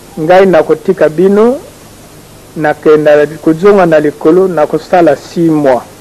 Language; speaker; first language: Lingala; non-native, local second language; Kongo